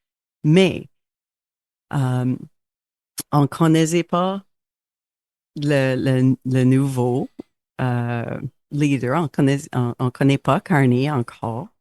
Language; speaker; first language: French; non-native, local second language; English